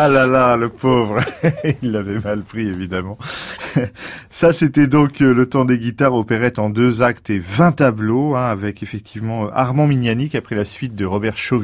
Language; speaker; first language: French; native; French